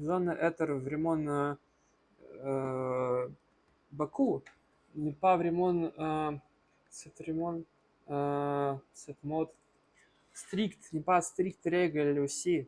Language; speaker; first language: French; non-native, learner; Russian